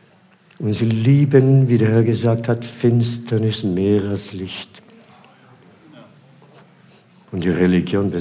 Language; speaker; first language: German; non-native, fluent; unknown